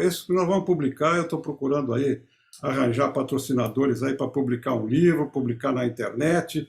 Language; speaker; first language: Portuguese; native; Portuguese